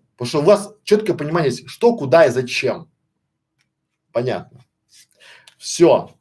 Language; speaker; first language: Russian; native; Russian